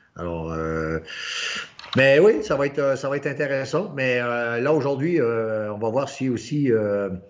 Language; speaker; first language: French; native; French